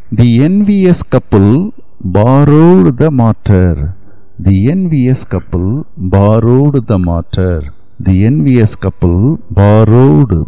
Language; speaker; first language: English; non-native, local second language; Tamil